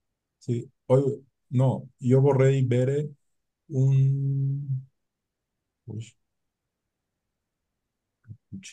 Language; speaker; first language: Italian; non-native, learner; Spanish